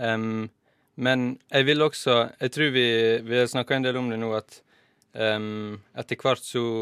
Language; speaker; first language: Norwegian; native; Norwegian